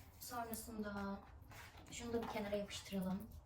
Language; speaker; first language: Turkish; early bilingual, other home language; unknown